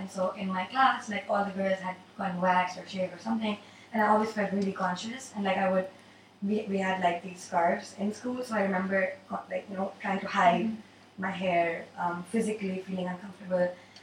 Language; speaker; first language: English; non-native, local second language; Urdu